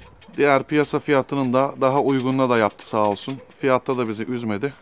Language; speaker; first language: Turkish; native; Turkish